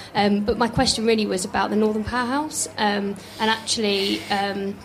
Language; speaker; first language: English; native; English